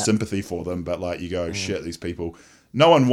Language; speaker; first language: English; native; English